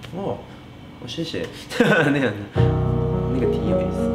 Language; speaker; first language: Chinese; non-native, fluent; Japanese